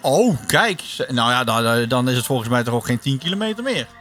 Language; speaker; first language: Dutch; native; Dutch